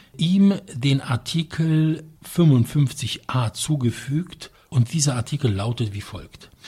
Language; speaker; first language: German; non-native, fluent; Polish